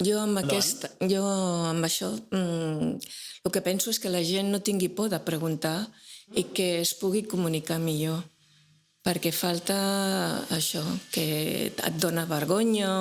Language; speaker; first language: Catalan; non-native, local second language; Spanish